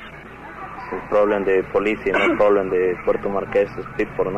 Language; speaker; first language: English; non-native, learner; Spanish